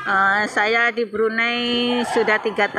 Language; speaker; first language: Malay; non-native, local second language; Javanese